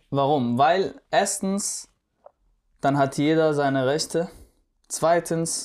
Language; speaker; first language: German; non-native, fluent; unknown